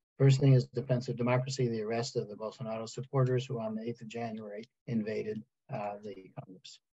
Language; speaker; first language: English; native; English